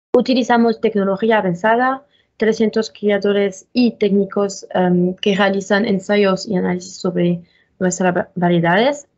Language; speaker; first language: Spanish; non-native, fluent; French